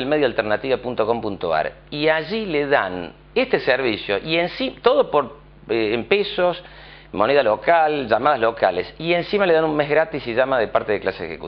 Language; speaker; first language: Spanish; native; Spanish